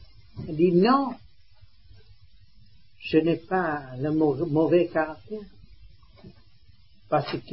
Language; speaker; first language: French; non-native, learner; Vietnamese